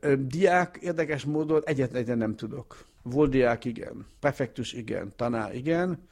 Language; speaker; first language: Hungarian; early bilingual, heritage; Hungarian